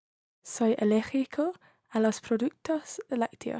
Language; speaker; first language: Spanish; non-native, learner; English